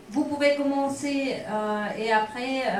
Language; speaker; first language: French; non-native, fluent; Russian